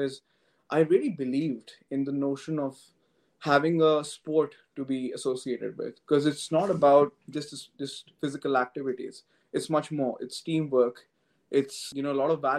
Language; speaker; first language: English; non-native, local second language; Hindi